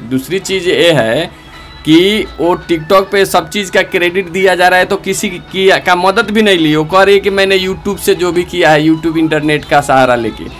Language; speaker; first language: Hindi; native; Hindi